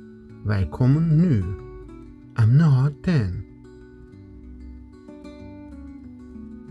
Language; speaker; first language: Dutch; non-native, learner; Kurdish